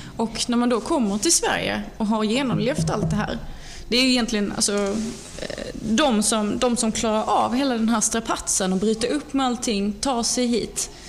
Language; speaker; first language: Swedish; native; Swedish